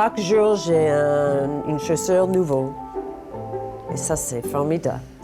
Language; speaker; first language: French; non-native, fluent; English